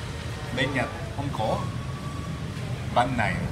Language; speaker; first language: Vietnamese; non-native, learner; Japanese